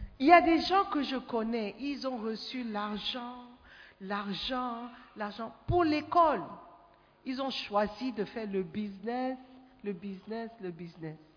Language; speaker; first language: French; non-native, fluent; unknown